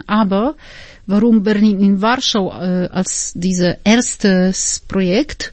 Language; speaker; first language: German; non-native, fluent; Polish